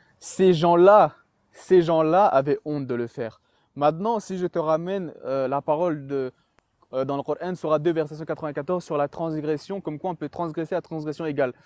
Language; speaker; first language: French; early bilingual, other home language; Chechen